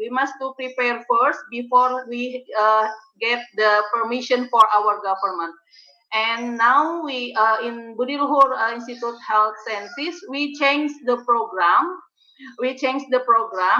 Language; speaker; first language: English; non-native, learner; Indonesian